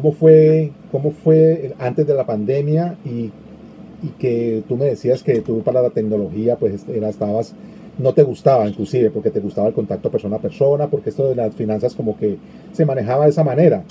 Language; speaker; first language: Spanish; native; Spanish